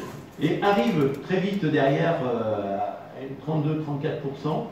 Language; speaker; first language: French; native; French